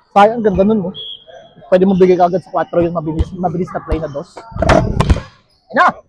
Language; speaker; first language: Filipino; native; Filipino